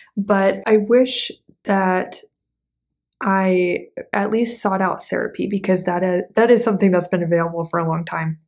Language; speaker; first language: English; native; English